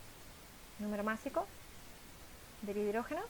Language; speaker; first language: Spanish; native; Spanish